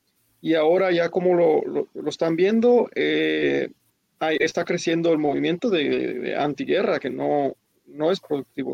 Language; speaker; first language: Spanish; early bilingual, heritage; English